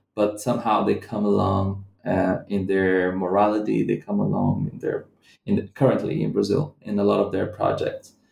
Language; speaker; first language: English; non-native, fluent; Portuguese